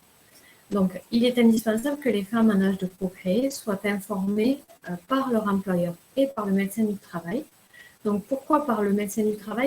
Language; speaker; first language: French; native; French